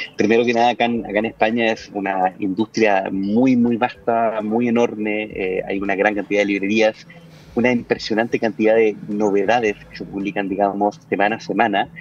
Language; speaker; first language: Spanish; native; Spanish